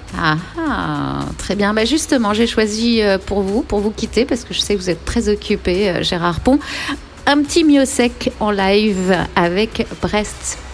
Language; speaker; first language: French; native; French